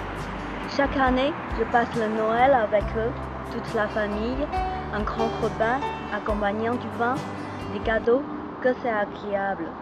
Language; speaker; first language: French; non-native, fluent; Chinese